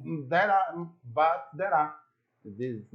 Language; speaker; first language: English; non-native, learner; Portuguese